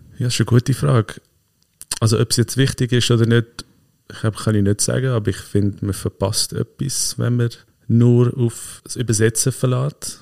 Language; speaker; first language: German; early bilingual, heritage; German